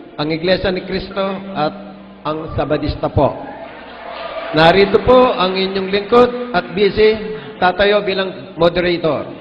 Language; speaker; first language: Filipino; native; Filipino